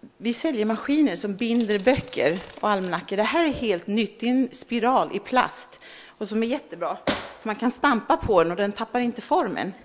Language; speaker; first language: Swedish; early bilingual, other home language; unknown